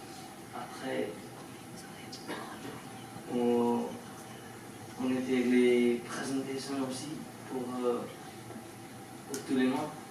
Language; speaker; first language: French; non-native, learner; Hindi